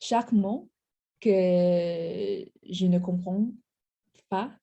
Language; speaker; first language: French; non-native, learner; English